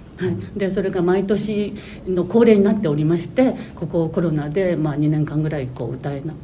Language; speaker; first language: Japanese; native; Japanese